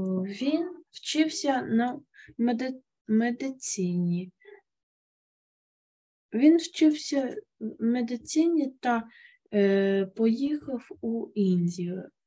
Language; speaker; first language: Ukrainian; non-native, local second language; Russian